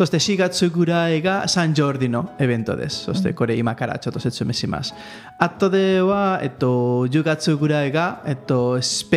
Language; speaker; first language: Japanese; non-native, learner; Spanish